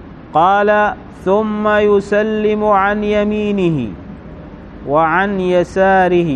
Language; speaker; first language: Arabic; native; Arabic